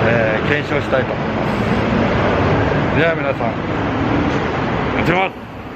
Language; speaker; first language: Japanese; native; Japanese